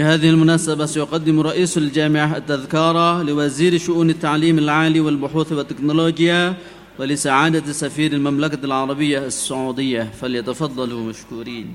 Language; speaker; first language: Arabic; non-native, fluent; Indonesian